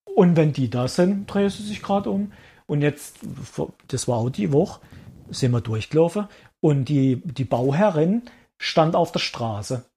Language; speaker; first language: German; early bilingual, other home language; Italian